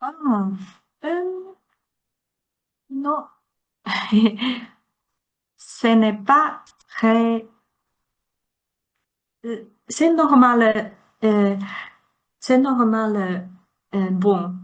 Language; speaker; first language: French; non-native, learner; Chinese